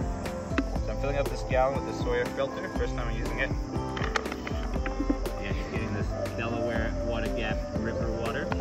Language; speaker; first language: English; native; English